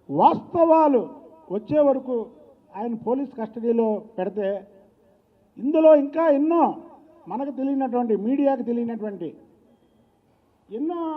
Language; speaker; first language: Telugu; native; Telugu